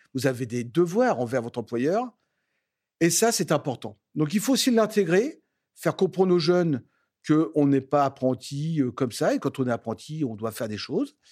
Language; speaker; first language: French; native; French